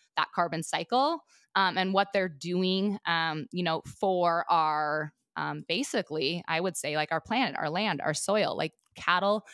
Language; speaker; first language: English; native; English